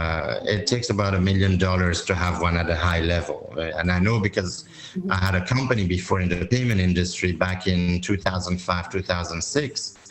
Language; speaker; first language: English; non-native, fluent; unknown